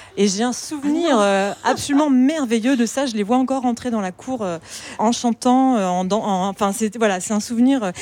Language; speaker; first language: French; native; French